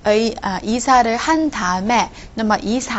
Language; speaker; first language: Korean; non-native, fluent; Chinese